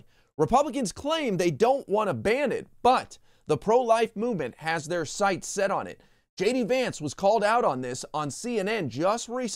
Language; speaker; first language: English; native; English